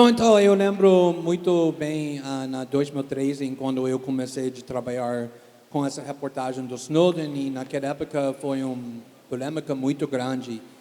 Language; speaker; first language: Portuguese; non-native, fluent; English